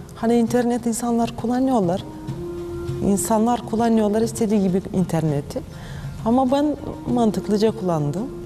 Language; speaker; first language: Turkish; non-native, fluent; Ukrainian